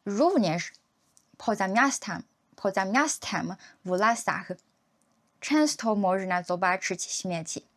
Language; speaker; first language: Polish; non-native, learner; Chinese